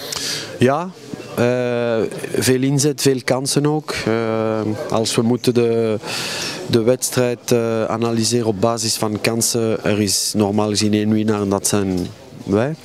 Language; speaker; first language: Dutch; non-native, local second language; French